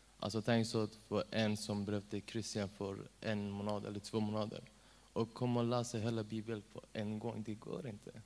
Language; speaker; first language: Swedish; non-native, learner; Persian